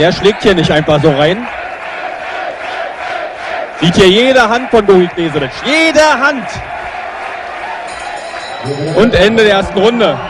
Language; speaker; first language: German; native; German